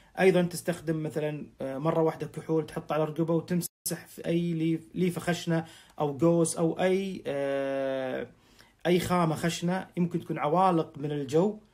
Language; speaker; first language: Arabic; native; Arabic